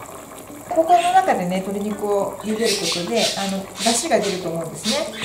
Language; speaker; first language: Japanese; native; Japanese